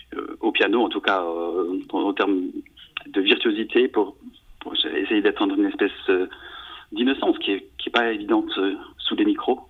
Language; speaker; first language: French; native; French